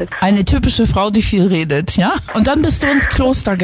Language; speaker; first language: German; native; German